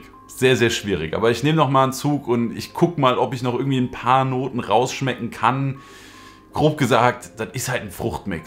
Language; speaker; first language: German; native; German